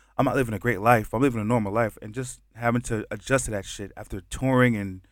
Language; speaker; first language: English; early bilingual, other home language; Haitian Creole